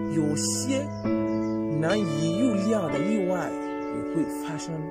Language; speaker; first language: Chinese; non-native, fluent; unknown